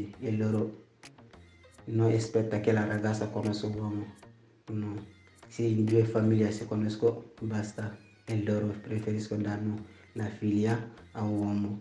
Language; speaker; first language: Italian; non-native, learner; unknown